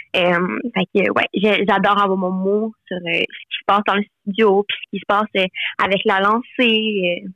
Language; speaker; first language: French; non-native, local second language; English